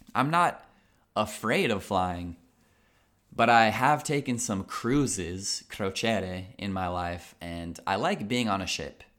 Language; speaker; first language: English; native; English